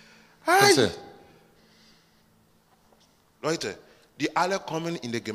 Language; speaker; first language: German; non-native, learner; Russian